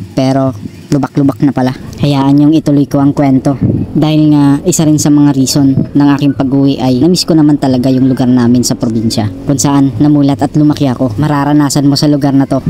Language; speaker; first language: Filipino; non-native, local second language; Bikol